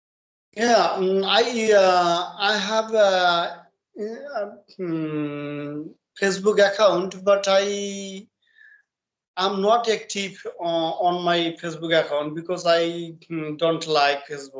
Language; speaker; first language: English; non-native, learner; Bangla